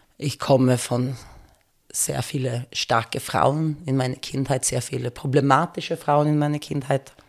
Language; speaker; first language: German; non-native, fluent; Finnish